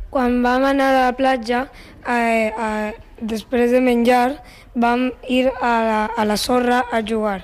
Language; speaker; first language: Catalan; non-native, local second language; Spanish